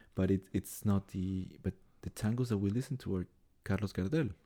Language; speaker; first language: English; non-native, fluent; Spanish